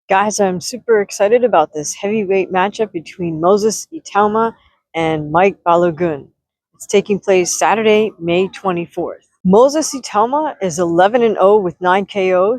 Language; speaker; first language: English; native; English